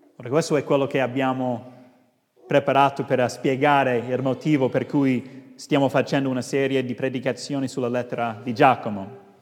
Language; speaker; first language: Italian; non-native, fluent; English